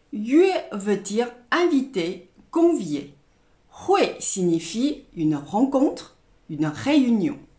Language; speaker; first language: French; non-native, fluent; Chinese